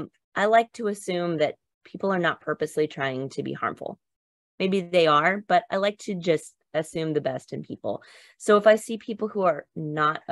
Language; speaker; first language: English; native; English